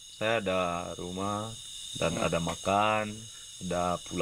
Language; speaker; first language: Indonesian; non-native, local second language; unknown